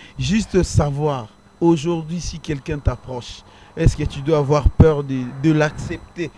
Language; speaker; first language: French; non-native, local second language; Lingala